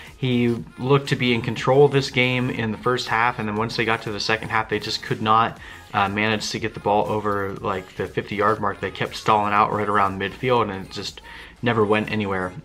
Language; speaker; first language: English; native; English